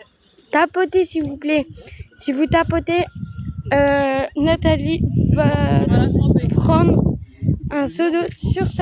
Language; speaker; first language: French; native; French